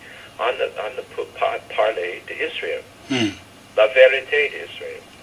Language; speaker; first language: French; non-native, fluent; English